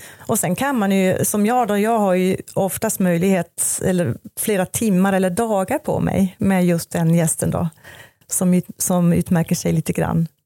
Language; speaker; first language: Swedish; non-native, fluent; German